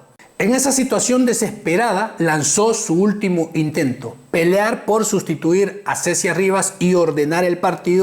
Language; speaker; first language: Spanish; native; Spanish